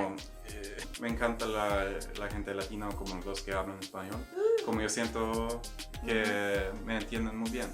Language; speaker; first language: Spanish; non-native, fluent; Swedish